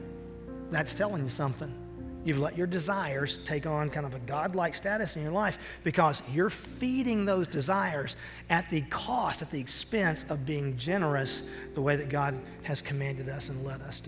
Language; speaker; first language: English; native; English